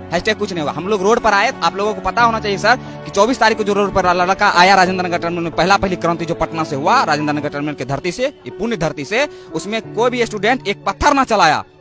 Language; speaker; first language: Hindi; native; Hindi